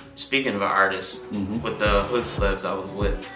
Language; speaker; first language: English; native; English